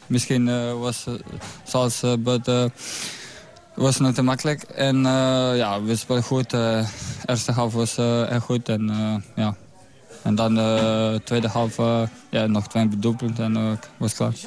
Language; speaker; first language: Dutch; non-native, learner; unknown